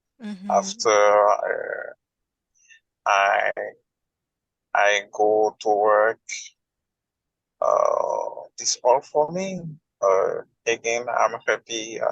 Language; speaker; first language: English; non-native, learner; Haitian Creole